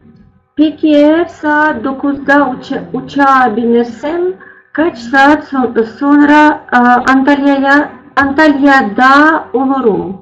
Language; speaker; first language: Turkish; non-native, learner; Russian